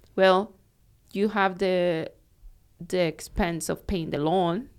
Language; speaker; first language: English; non-native, fluent; Spanish